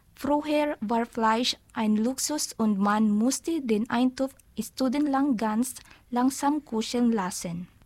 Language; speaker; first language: German; non-native, learner; Filipino